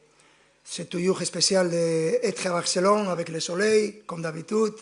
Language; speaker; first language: French; non-native, fluent; Spanish